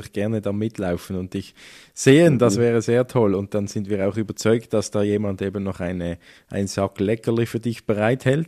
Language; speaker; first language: German; native; German